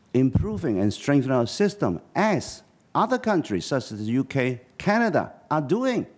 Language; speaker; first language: English; non-native, local second language; Chinese